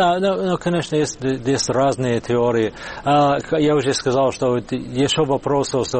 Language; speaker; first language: Russian; non-native, fluent; English